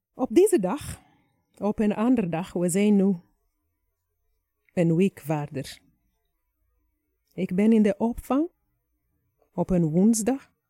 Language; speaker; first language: Dutch; non-native, fluent; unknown